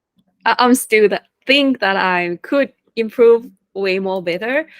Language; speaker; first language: English; non-native, fluent; Thai